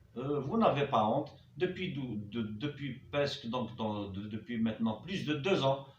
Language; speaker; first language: French; non-native, local second language; Arabic